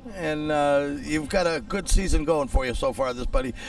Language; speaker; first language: English; native; English